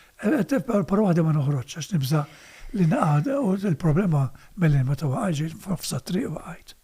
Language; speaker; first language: Maltese; native; Maltese